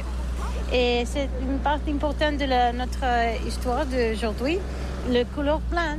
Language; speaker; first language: French; non-native, learner; Catalan